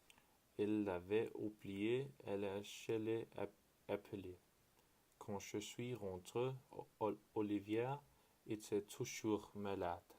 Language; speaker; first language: French; non-native, learner; Danish